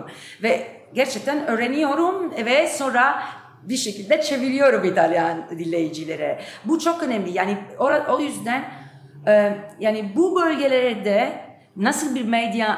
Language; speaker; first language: Turkish; non-native, fluent; Italian